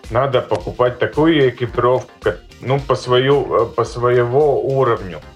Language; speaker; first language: Russian; non-native, local second language; Latvian